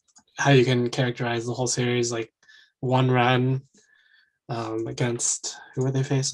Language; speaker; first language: English; native; English